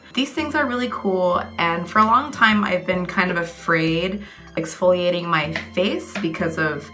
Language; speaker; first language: English; native; English